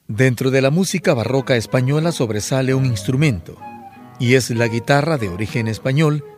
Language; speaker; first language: Spanish; native; Spanish